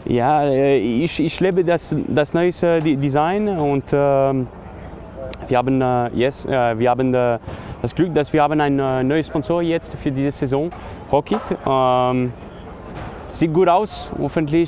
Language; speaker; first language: German; non-native, local second language; French